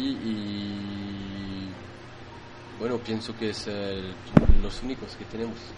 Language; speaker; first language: Spanish; non-native, fluent; French